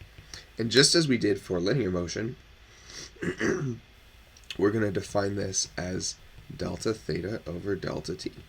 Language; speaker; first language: English; native; English